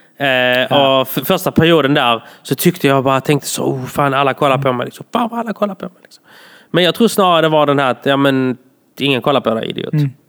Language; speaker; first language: Swedish; early bilingual, other home language; Polish